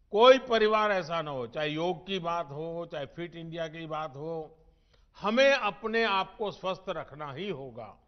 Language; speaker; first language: Hindi; non-native, local second language; Gujarati